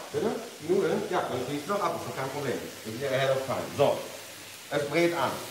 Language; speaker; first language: German; native; German